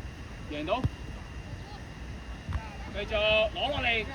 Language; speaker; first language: Cantonese; native; Cantonese